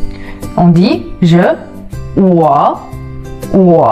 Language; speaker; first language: French; non-native, fluent; Chinese